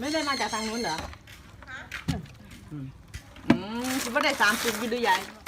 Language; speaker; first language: Thai; native; Thai